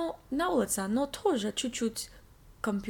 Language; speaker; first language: Russian; non-native, learner; English